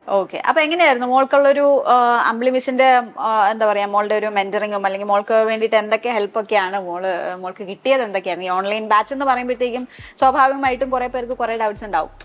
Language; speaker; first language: Malayalam; native; Malayalam